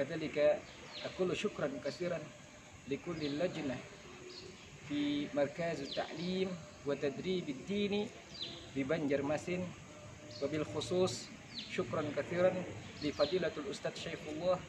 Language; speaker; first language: Arabic; non-native, fluent; Indonesian